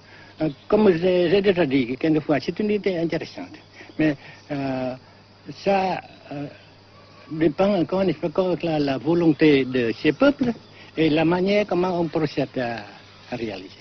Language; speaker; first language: French; non-native, local second language; Vietnamese